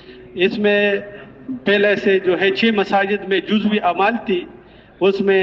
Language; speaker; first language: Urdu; non-native, local second language; Pashto